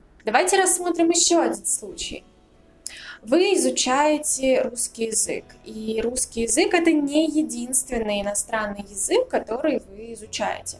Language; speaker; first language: Russian; native; Russian